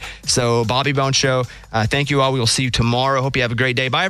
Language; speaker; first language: English; native; English